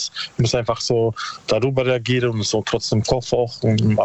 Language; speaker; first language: German; non-native, learner; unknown